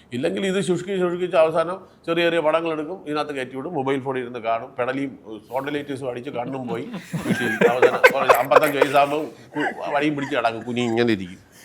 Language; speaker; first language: Malayalam; native; Malayalam